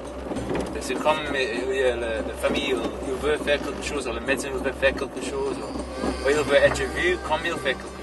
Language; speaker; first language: French; non-native, fluent; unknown